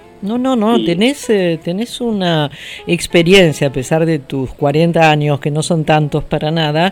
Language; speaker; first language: Spanish; native; Spanish